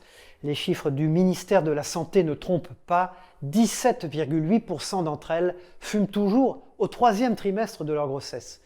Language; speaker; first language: French; native; French